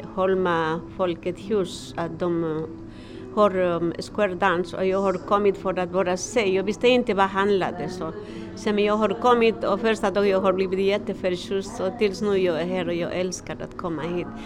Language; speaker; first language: Swedish; non-native, learner; Spanish